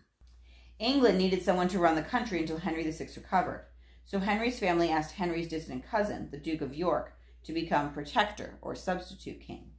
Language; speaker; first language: English; native; English